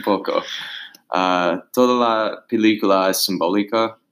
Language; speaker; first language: Spanish; non-native, learner; English